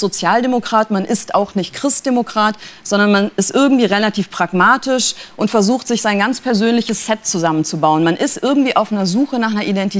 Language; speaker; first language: German; native; German